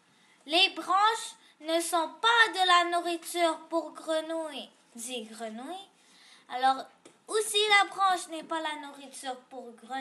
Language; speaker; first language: French; non-native, local second language; English